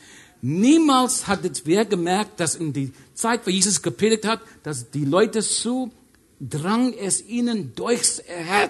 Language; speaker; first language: German; non-native, learner; English